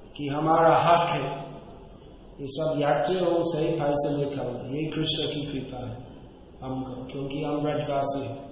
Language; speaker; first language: Hindi; non-native, fluent; English